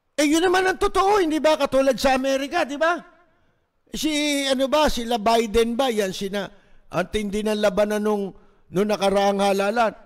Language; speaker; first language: Filipino; native; Filipino